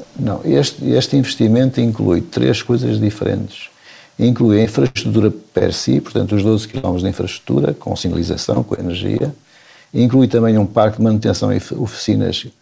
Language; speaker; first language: Portuguese; native; Portuguese